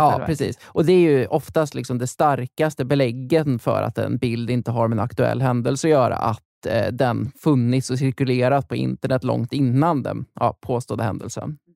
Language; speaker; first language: Swedish; native; Swedish